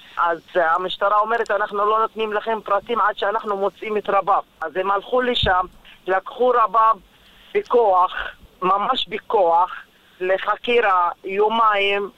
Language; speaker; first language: Hebrew; non-native, local second language; Arabic